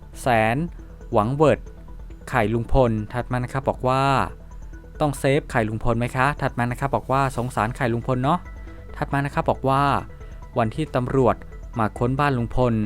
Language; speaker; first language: Thai; native; Thai